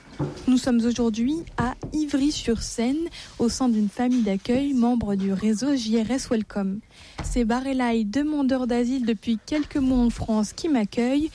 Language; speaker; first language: French; native; French